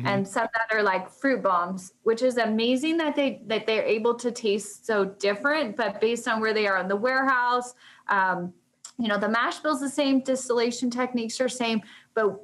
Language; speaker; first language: English; native; English